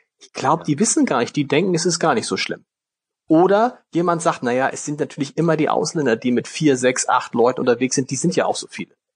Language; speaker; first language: German; native; German